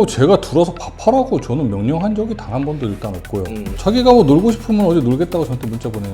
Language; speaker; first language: Korean; native; Korean